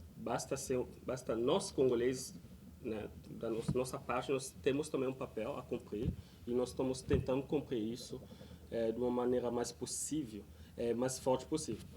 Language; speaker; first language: Portuguese; non-native, fluent; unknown